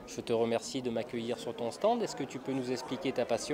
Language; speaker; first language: French; native; French